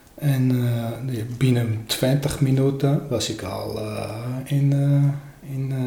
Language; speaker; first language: Dutch; non-native, learner; Armenian